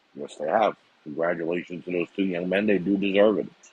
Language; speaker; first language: English; native; English